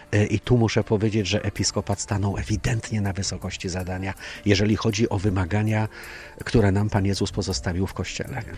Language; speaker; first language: Polish; native; Polish